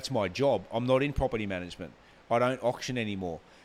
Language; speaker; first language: English; native; English